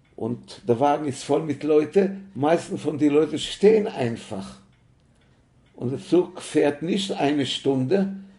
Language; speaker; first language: German; native; German